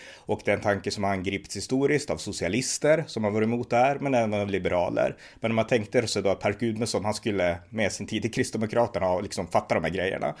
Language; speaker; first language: Swedish; native; Swedish